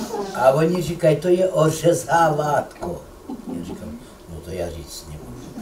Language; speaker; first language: Czech; non-native, fluent; Russian